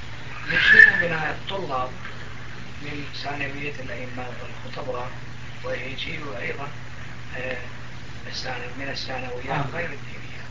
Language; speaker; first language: Arabic; non-native, fluent; Turkish